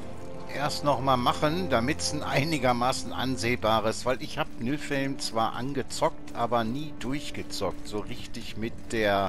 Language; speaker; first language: German; native; German